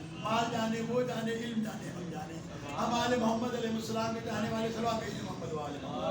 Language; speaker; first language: Urdu; non-native, local second language; Sindhi